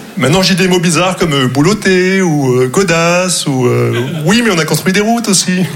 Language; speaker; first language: French; non-native, local second language; Arabic